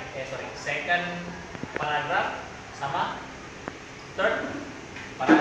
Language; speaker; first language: English; non-native, learner; Indonesian